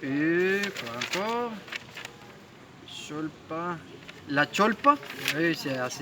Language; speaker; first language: French; non-native, fluent; Spanish